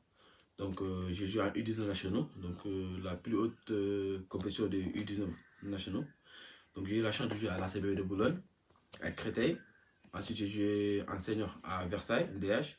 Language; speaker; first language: French; non-native, local second language; Wolof